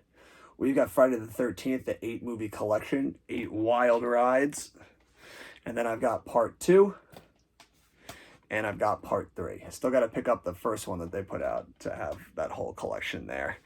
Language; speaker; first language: English; native; English